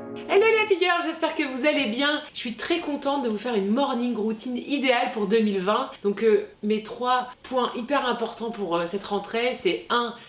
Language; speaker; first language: French; native; French